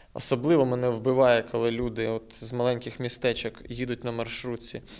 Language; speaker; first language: Ukrainian; non-native, local second language; Russian